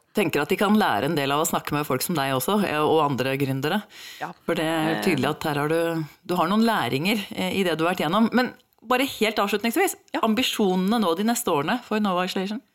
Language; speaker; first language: Norwegian; native; Norwegian